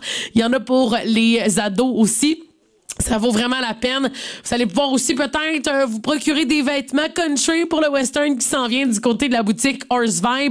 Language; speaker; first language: French; native; French